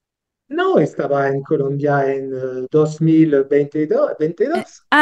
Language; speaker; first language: Spanish; non-native, learner; French